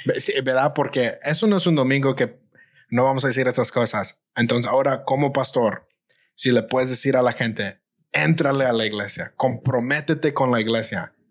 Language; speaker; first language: Spanish; early bilingual, heritage; Spanish